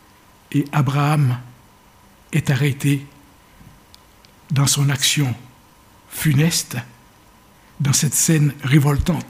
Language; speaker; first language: French; native; French